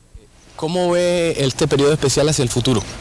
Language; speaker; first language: Spanish; native; Spanish